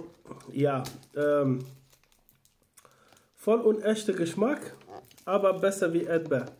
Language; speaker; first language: German; non-native, learner; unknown